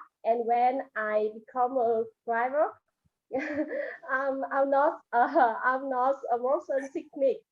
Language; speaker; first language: English; non-native, learner; Vietnamese